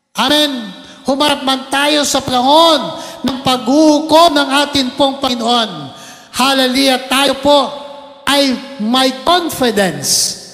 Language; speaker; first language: Filipino; non-native, local second language; Cebuano